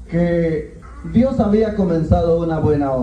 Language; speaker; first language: Spanish; native; Spanish